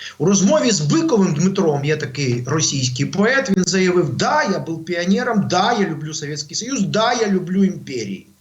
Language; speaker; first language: Ukrainian; non-native, local second language; Russian